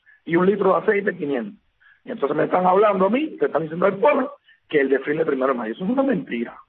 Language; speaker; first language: Spanish; native; Spanish